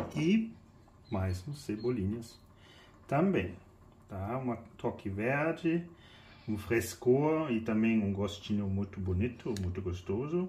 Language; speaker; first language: Portuguese; non-native, fluent; German